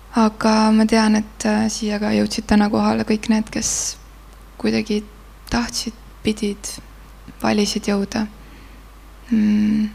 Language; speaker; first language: Estonian; native; Estonian